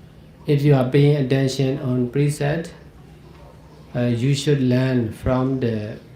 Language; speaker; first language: English; non-native, fluent; Burmese